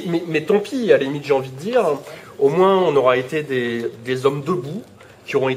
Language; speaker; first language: French; native; French